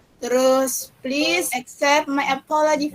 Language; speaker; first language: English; non-native, fluent; Indonesian